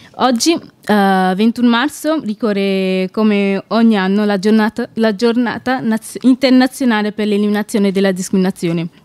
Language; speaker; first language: Italian; non-native, learner; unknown